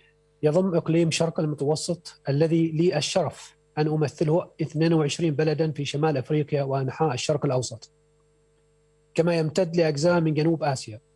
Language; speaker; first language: Arabic; native; Arabic